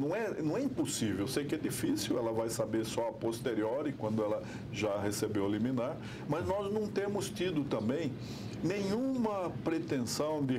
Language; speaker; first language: Portuguese; native; Portuguese